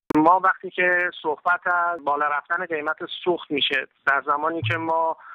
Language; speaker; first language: Persian; native; Persian